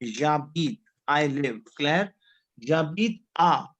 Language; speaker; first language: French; non-native, fluent; Hindi